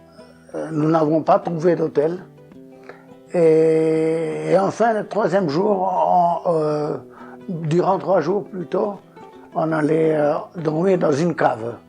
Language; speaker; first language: French; non-native, fluent; Portuguese